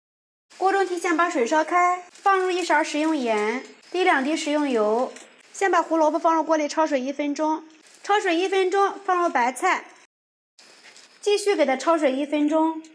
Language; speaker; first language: Chinese; native; Chinese